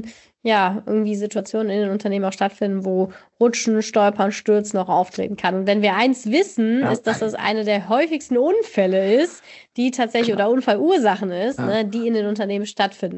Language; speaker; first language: German; native; German